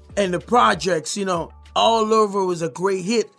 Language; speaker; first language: English; non-native, fluent; Spanish